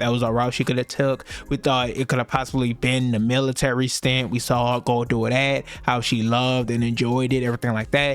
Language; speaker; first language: English; native; English